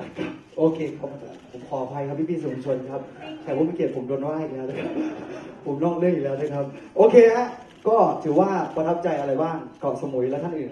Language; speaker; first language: Thai; native; Thai